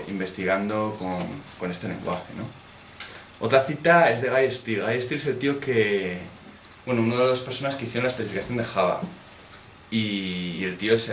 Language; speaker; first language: Spanish; native; Spanish